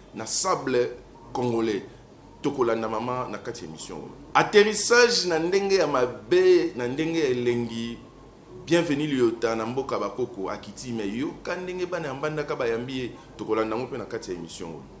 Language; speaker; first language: Lingala; native; Lingala